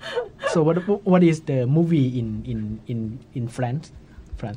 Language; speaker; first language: English; non-native, learner; Japanese